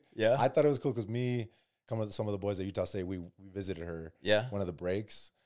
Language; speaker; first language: English; native; English